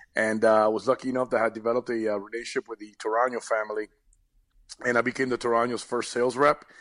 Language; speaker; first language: English; early bilingual, other home language; Spanish